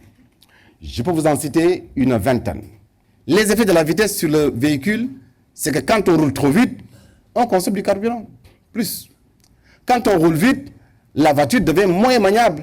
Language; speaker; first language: French; non-native, local second language; Wolof